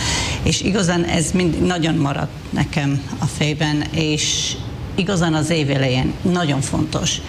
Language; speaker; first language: Hungarian; non-native, fluent; Hebrew